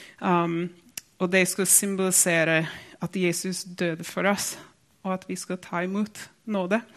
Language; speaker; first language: Norwegian; non-native, fluent; English